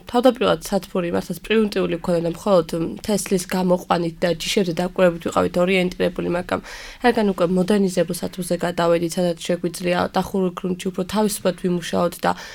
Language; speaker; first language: Georgian; native; Georgian